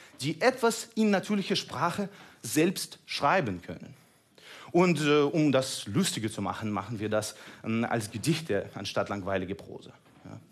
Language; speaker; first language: German; non-native, fluent; Russian